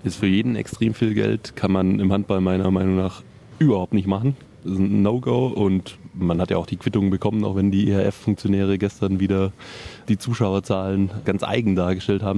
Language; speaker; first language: German; native; German